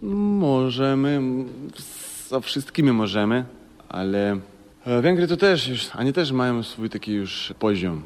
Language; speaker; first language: Polish; non-native, fluent; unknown